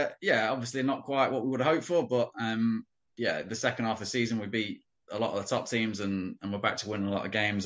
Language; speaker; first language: English; native; English